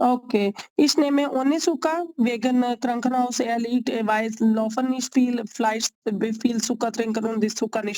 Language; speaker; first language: German; non-native, learner; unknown